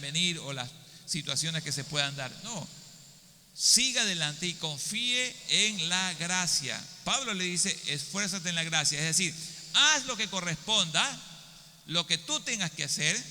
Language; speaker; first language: Spanish; native; Spanish